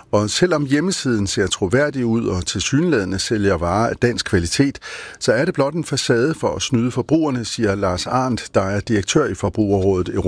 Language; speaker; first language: Danish; native; Danish